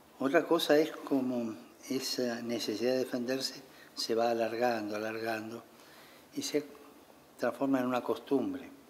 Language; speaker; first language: Spanish; native; Spanish